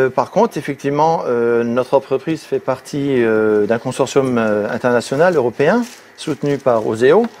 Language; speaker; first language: French; native; French